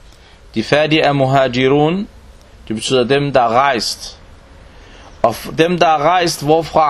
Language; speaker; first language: Danish; non-native, local second language; Arabic